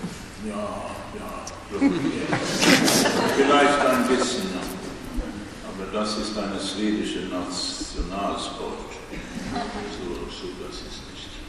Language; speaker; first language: German; non-native, learner; Swedish